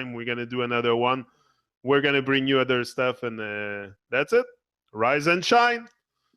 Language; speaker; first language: English; non-native, fluent; French